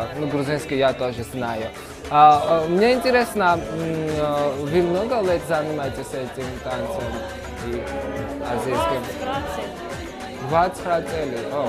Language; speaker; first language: Russian; non-native, fluent; Georgian